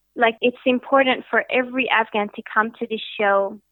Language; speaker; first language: English; early bilingual, other home language; Hazaragi